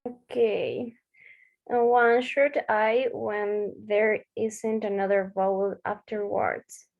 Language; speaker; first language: English; non-native, learner; Spanish